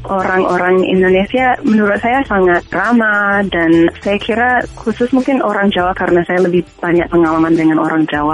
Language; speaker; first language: Indonesian; non-native, fluent; English